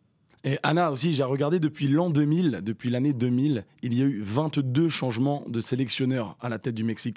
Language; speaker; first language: French; native; French